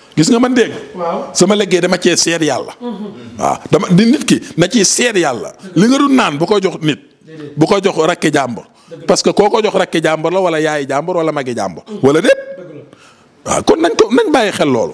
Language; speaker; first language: Wolof; native; Wolof